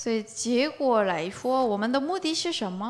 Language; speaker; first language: Chinese; non-native, learner; Korean